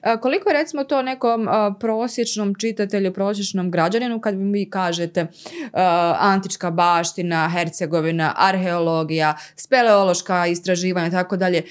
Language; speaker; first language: Croatian; native; Croatian